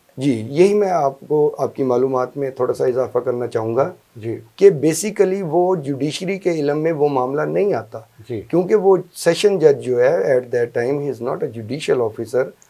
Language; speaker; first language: Urdu; non-native, local second language; Punjabi